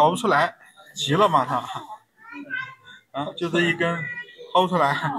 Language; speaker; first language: Chinese; native; Chinese